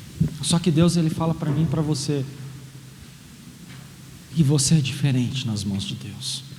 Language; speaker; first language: Portuguese; native; Portuguese